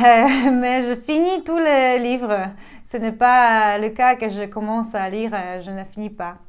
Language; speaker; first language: French; non-native, fluent; Polish